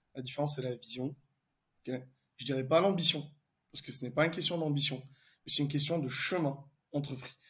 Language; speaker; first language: French; non-native, local second language; Arabic